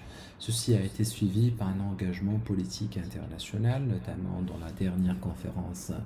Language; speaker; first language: French; non-native, local second language; Arabic